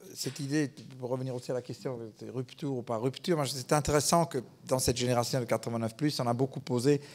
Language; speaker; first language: French; native; French